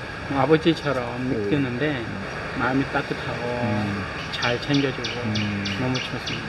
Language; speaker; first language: Korean; non-native, learner; Khmer